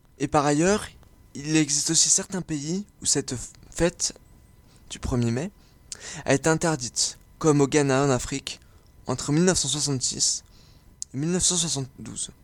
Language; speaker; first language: French; native; French